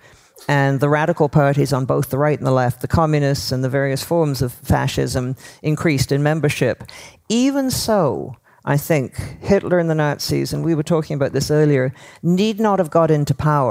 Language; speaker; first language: English; native; English